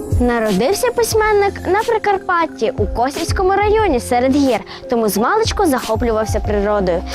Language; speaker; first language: Ukrainian; native; Ukrainian